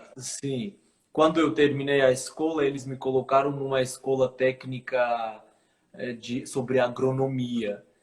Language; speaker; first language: Portuguese; non-native, fluent; Armenian